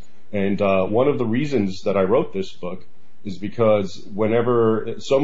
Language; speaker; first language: English; native; English